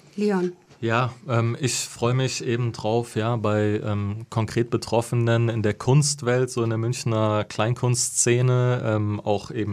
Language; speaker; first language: German; native; German